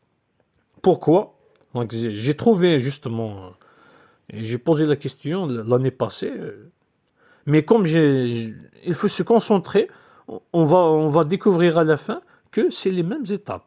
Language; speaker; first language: French; non-native, local second language; Kabyle